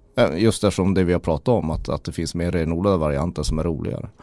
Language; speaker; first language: Swedish; native; Swedish